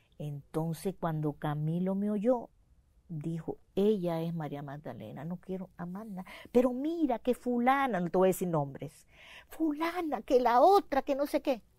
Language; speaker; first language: Spanish; native; Spanish